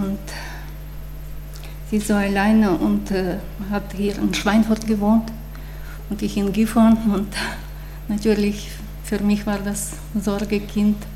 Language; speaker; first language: German; non-native, learner; Russian